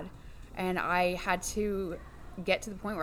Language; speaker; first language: English; native; English